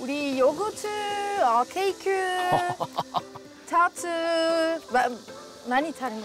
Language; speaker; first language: Korean; non-native, learner; French